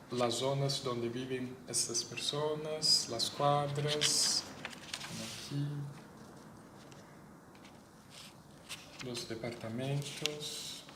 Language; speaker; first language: Spanish; non-native, fluent; Portuguese